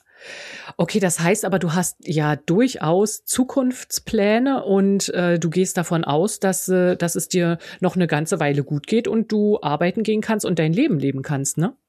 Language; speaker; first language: German; native; German